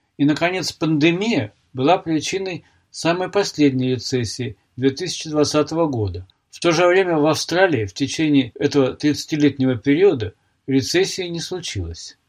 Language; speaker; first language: Russian; native; Russian